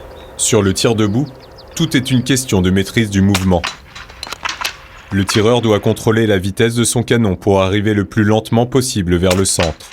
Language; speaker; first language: French; native; French